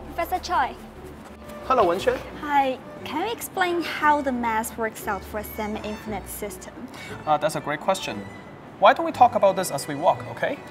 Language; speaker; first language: English; non-native, fluent; Chinese